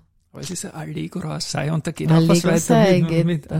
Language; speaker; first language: German; native; German